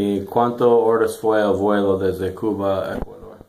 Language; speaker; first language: Spanish; non-native, learner; English